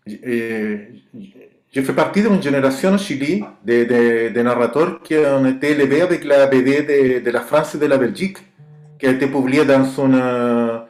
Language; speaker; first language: French; non-native, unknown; Spanish